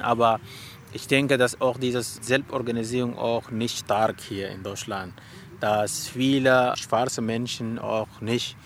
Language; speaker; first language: German; non-native, learner; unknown